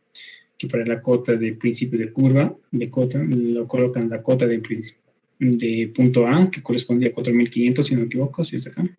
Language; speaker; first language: Spanish; native; Spanish